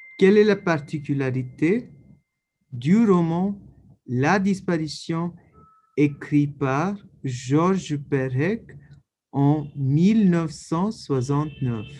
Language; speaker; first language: French; non-native, fluent; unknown